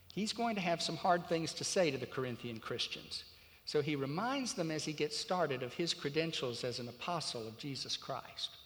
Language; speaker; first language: English; native; English